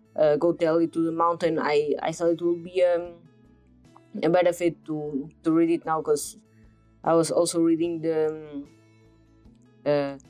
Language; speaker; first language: English; non-native, fluent; Portuguese